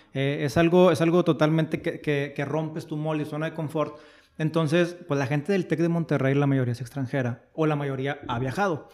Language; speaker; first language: Spanish; native; Spanish